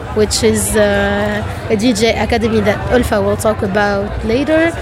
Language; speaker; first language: English; non-native, fluent; Arabic